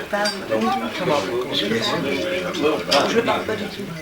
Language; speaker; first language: French; non-native, learner; English